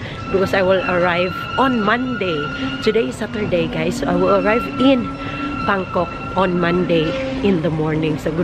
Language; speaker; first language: English; non-native, local second language; Filipino